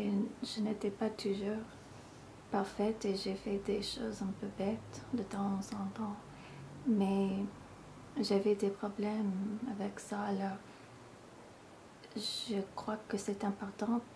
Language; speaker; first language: French; non-native, learner; English